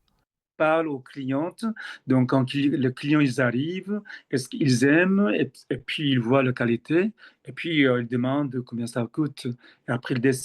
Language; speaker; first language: French; non-native, fluent; Korean